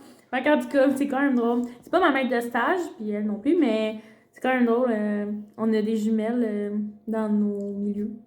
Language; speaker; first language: French; early bilingual, other home language; Spanish